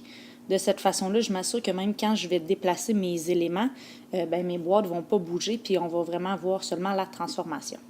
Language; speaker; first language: French; native; French